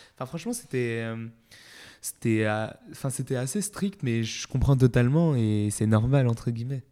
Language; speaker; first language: French; native; French